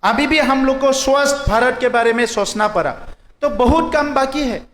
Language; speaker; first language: Hindi; non-native, local second language; Assamese